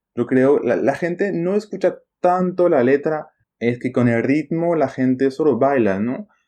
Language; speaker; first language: Spanish; non-native, fluent; French